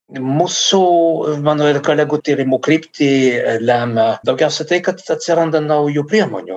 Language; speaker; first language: Lithuanian; non-native, fluent; Dutch